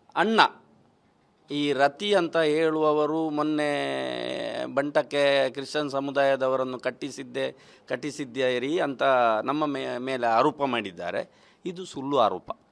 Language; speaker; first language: Kannada; non-native, local second language; Tulu